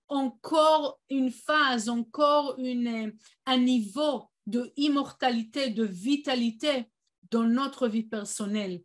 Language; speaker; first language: French; non-native, fluent; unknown